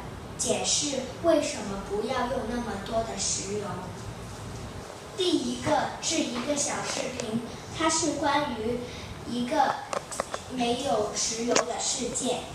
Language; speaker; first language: Chinese; non-native, local second language; Cantonese